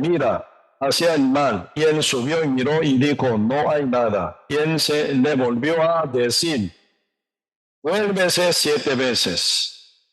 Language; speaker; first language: Spanish; non-native, learner; Korean